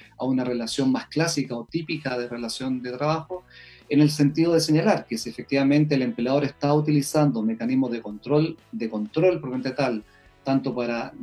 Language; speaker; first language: Spanish; native; Spanish